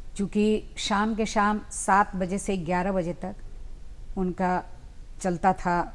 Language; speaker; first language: Hindi; native; Hindi